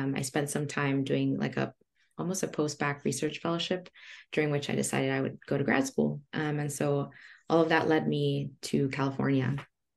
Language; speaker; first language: English; early bilingual, other home language; Spanish